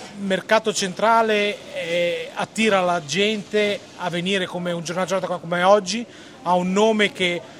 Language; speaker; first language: Italian; native; Italian